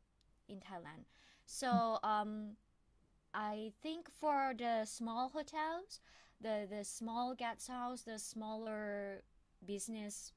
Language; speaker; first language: English; non-native, fluent; Thai